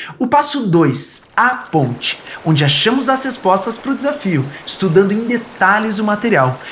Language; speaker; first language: Portuguese; native; Portuguese